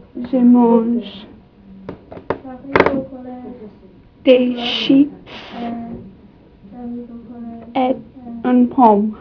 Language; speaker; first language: French; non-native, learner; English